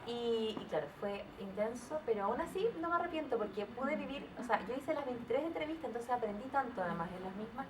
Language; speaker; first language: Spanish; native; Spanish